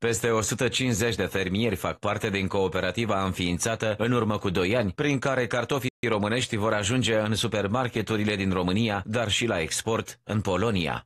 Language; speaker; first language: Romanian; native; Romanian